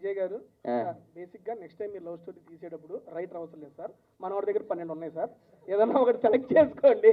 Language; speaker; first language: Telugu; native; Telugu